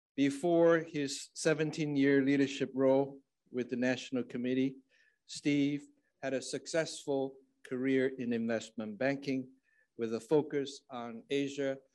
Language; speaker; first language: English; non-native, fluent; Chinese